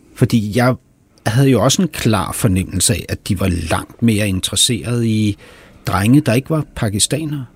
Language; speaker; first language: Danish; early bilingual, heritage; Danish